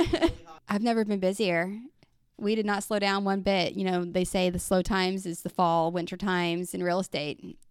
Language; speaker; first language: English; native; English